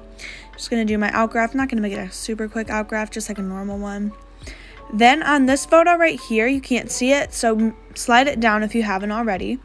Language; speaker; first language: English; native; English